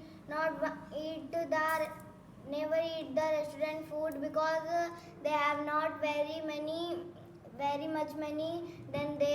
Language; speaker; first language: English; non-native, learner; Hindi